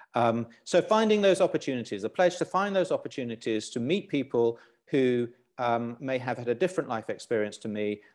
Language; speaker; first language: English; native; English